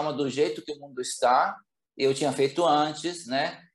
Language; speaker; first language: Portuguese; non-native, fluent; Italian